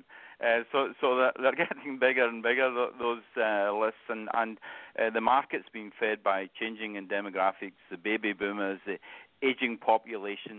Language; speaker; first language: English; native; English